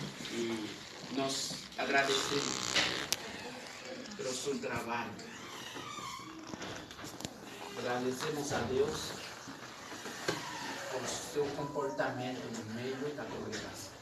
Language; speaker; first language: Portuguese; non-native, fluent; Haitian Creole